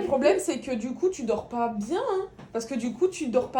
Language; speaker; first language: French; native; French